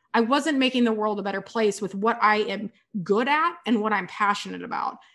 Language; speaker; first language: English; native; English